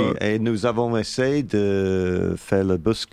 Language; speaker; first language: French; non-native, learner; English